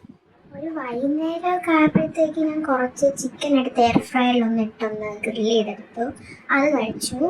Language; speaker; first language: Malayalam; native; Malayalam